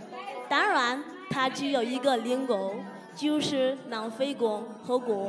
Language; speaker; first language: Chinese; non-native, learner; Southern Sotho